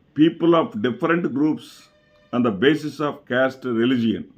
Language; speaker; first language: English; non-native, local second language; Telugu